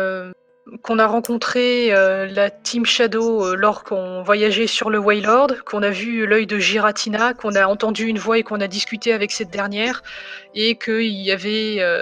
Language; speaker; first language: French; native; French